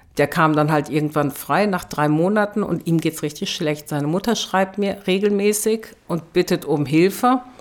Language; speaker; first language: German; early bilingual, other home language; Turkish